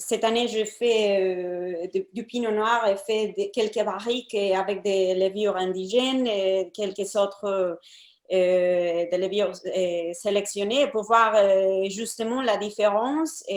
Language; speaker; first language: French; non-native, fluent; Spanish